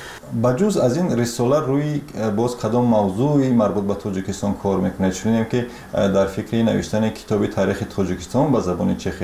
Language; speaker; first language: Tajik; native; Tajik